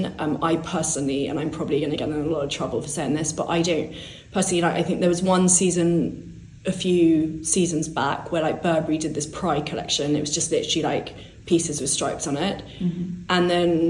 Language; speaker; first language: English; native; English